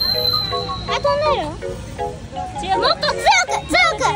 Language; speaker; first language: Japanese; early bilingual, other home language; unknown